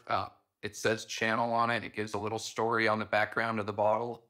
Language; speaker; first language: English; native; English